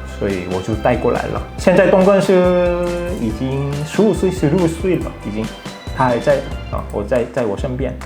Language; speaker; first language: Chinese; non-native, fluent; Korean